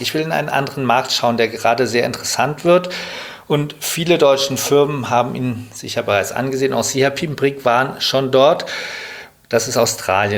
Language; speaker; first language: German; native; German